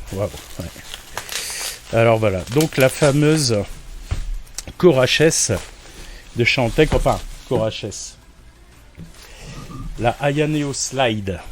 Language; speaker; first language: French; native; French